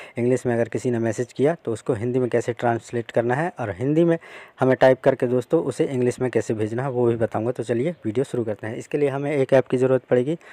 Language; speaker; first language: Hindi; native; Hindi